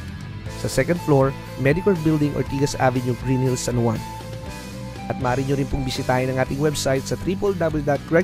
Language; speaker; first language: Filipino; native; Filipino